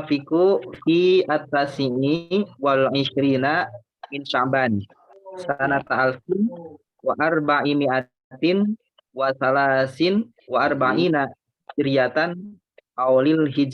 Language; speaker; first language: Arabic; non-native, learner; Indonesian